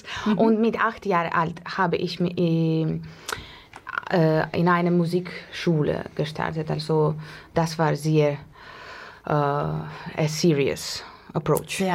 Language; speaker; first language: German; non-native, learner; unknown